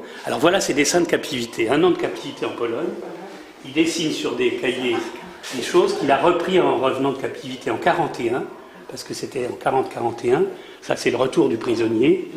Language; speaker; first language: French; native; French